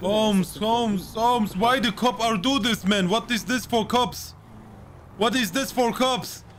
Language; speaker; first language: English; non-native, learner; German